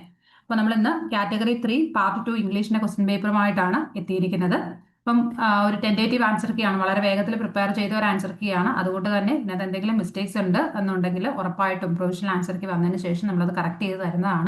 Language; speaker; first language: Malayalam; native; Malayalam